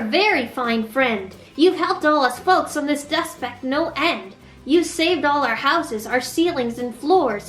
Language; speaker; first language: English; native; English